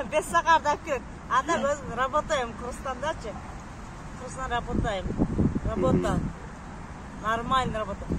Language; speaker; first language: Russian; non-native, learner; Kyrgyz